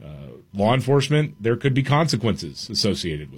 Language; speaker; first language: English; native; English